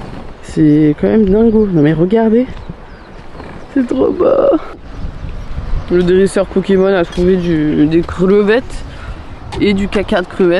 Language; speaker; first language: French; native; French